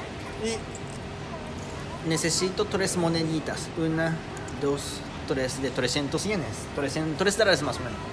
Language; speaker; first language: Spanish; non-native, learner; Japanese